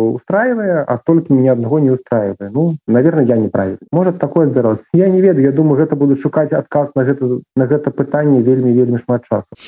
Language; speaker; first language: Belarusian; non-native, local second language; Russian